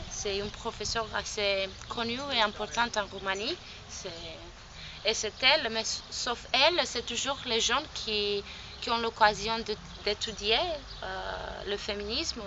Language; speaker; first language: French; non-native, fluent; Romanian